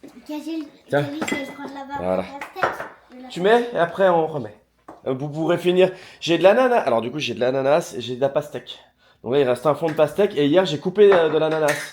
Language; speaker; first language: French; native; French